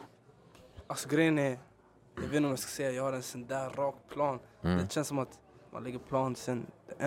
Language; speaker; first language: Swedish; early bilingual, other home language; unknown